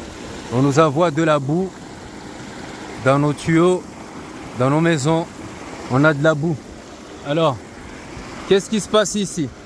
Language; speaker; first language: French; non-native, local second language; Comorian